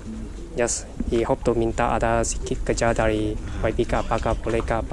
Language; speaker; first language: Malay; non-native, local second language; Chinese